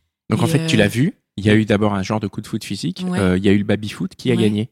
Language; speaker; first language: French; native; French